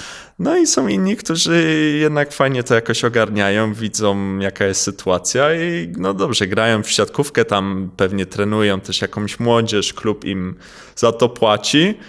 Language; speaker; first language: Polish; early bilingual, heritage; Polish